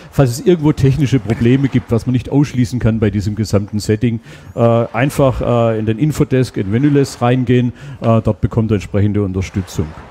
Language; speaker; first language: German; native; German